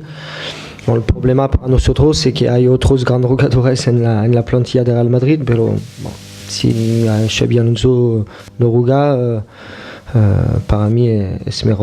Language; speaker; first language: Spanish; non-native, fluent; French